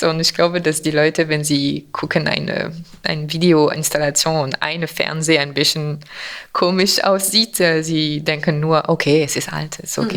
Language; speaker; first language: German; non-native, fluent; French